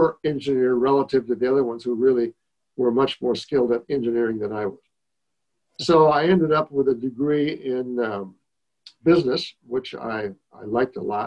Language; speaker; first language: English; native; English